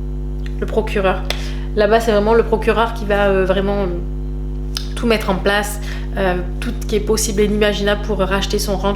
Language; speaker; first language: French; native; French